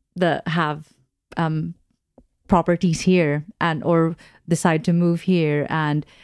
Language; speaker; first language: English; non-native, local second language; Filipino